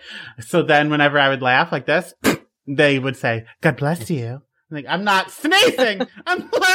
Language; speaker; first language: English; native; English